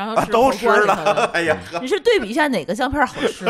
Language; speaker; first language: Chinese; native; Chinese